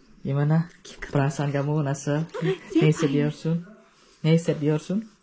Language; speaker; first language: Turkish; non-native, learner; Indonesian